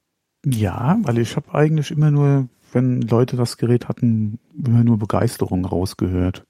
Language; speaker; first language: German; native; German